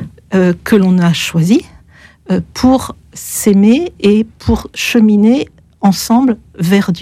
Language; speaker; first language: French; native; French